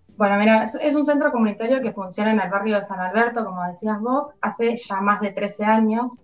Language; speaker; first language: Spanish; native; Spanish